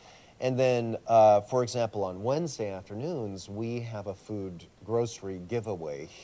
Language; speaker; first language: English; early bilingual, other home language; Swiss German